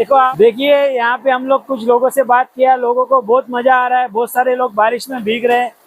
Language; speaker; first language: Hindi; non-native, local second language; Marathi